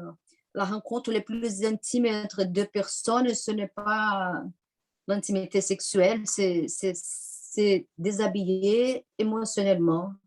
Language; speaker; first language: French; non-native, fluent; Portuguese